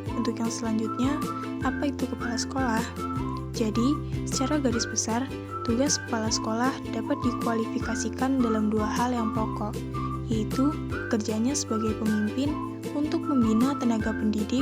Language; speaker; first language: Indonesian; native; Indonesian